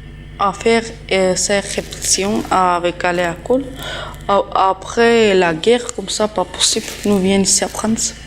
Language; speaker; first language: French; non-native, learner; Romany